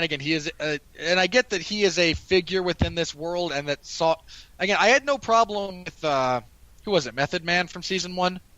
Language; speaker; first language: English; native; English